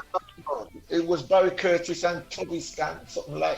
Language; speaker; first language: English; native; English